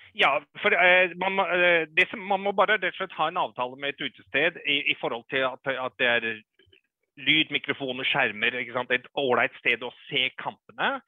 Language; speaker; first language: Norwegian; early bilingual, other home language; English